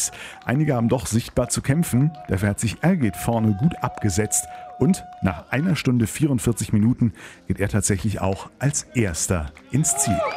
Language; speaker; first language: German; native; German